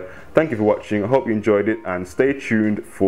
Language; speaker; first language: English; native; English